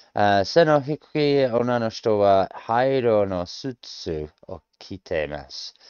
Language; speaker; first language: Japanese; non-native, learner; English